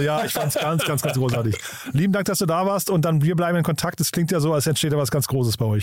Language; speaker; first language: German; native; German